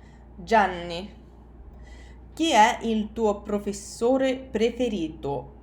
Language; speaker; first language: Italian; non-native, fluent; English